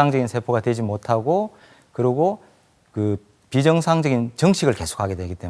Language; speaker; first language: Korean; native; Korean